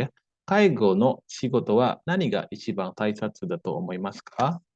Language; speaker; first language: Japanese; non-native, fluent; Indonesian